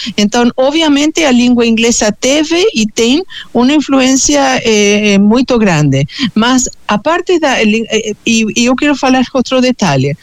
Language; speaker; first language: Portuguese; non-native, fluent; Spanish